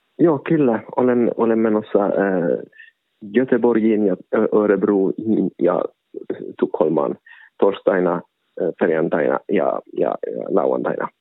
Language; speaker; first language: Finnish; non-native, local second language; Swedish